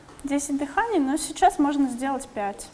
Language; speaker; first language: Russian; native; Russian